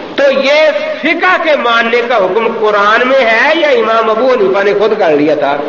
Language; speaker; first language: Urdu; non-native, local second language; Punjabi